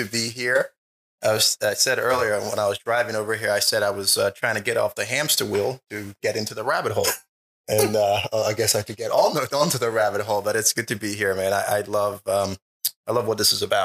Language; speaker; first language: English; native; English